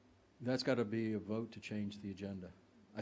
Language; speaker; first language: English; native; English